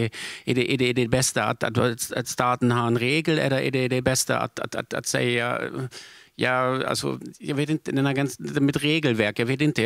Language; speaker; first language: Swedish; non-native, fluent; German